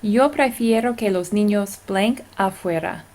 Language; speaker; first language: Spanish; non-native, fluent; English